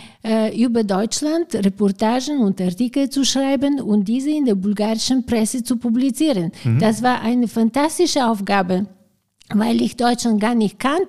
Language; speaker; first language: German; non-native, fluent; Bulgarian